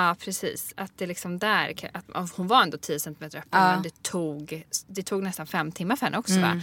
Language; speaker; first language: Swedish; native; Swedish